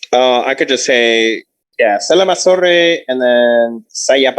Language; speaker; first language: Indonesian; non-native, learner; English